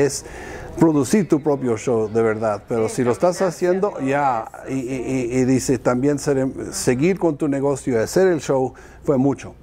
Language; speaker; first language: Spanish; early bilingual, heritage; Spanish